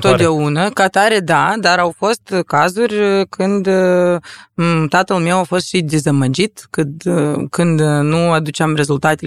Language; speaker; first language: Romanian; non-native, local second language; Russian